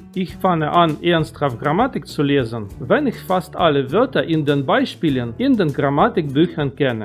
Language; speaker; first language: German; non-native, fluent; Russian